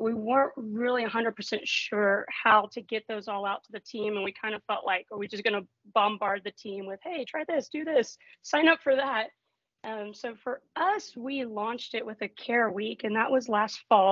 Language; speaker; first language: English; native; English